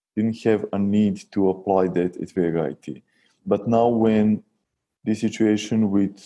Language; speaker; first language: English; non-native, fluent; Serbian